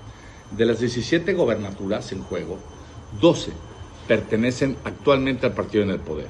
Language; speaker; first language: Spanish; native; Spanish